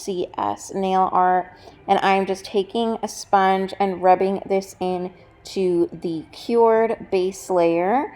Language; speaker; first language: English; native; English